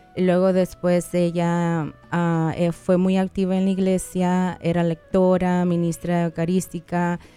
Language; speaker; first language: Spanish; native; Spanish